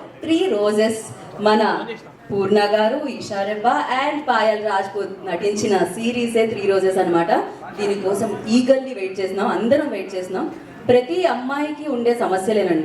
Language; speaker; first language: Telugu; native; Telugu